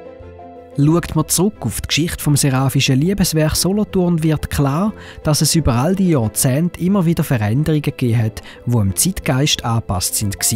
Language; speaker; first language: German; native; German